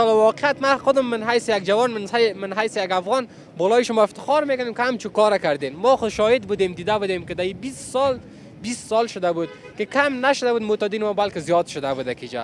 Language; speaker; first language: Persian; native; Persian